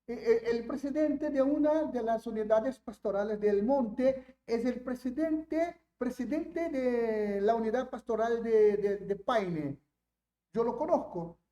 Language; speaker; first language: Spanish; non-native, fluent; Portuguese